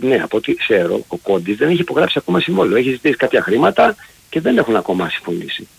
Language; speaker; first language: Greek; native; Greek